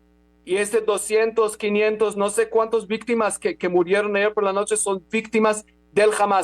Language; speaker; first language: Spanish; non-native, fluent; Hebrew